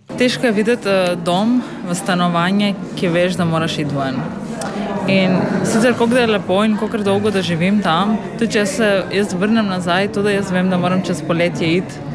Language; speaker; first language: Slovenian; non-native, fluent; Macedonian